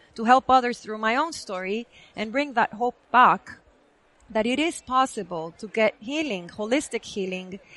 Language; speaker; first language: English; non-native, fluent; Spanish